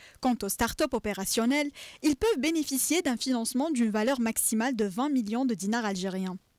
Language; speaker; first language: French; non-native, local second language; Arabic